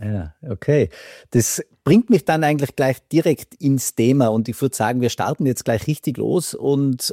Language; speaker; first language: German; native; German